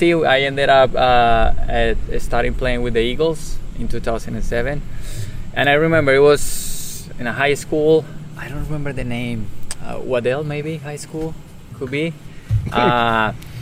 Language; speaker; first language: English; non-native, fluent; Spanish